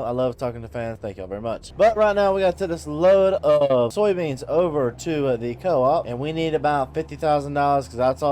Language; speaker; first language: English; native; English